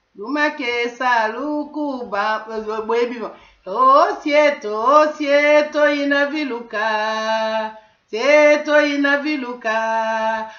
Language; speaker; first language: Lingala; non-native, local second language; Kongo